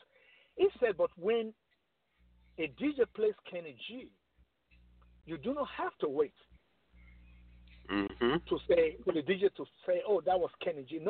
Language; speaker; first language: English; non-native, local second language; Yoruba